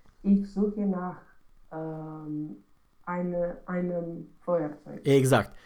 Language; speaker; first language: German; non-native, learner; Romanian